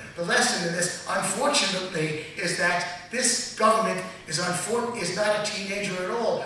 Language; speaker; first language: English; native; English